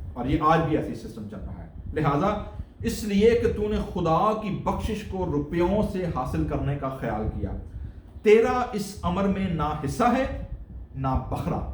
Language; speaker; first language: Urdu; non-native, local second language; Punjabi